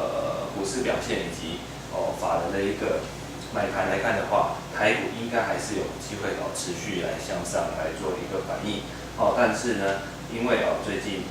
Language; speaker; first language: Chinese; native; Chinese